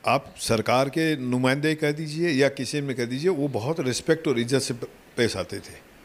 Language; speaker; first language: Hindi; native; Hindi